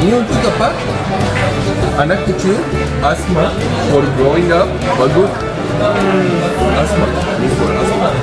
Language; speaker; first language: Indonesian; non-native, learner; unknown